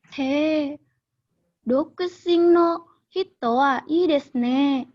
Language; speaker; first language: Japanese; non-native, learner; Indonesian